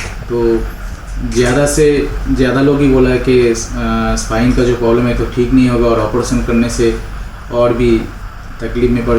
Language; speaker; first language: Hindi; non-native, local second language; Bangla